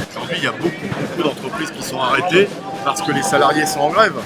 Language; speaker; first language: French; native; French